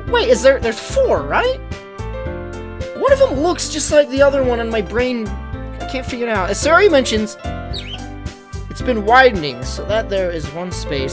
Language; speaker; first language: English; native; English